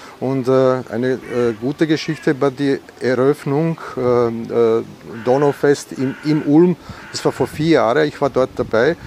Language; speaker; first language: German; non-native, fluent; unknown